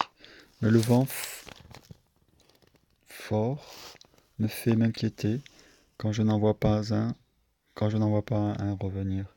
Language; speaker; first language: French; native; French